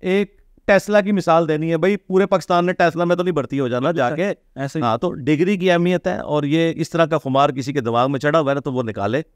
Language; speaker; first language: Urdu; native; Urdu